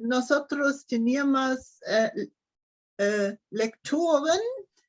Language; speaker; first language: Spanish; non-native, learner; German